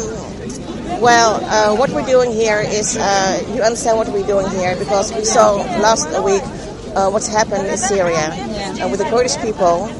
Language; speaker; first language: English; non-native, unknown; Dutch